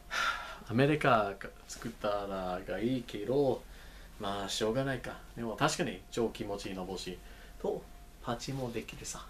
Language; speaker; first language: Japanese; non-native, learner; English